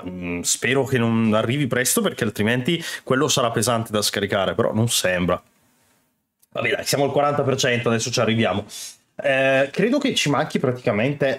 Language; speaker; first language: Italian; native; Italian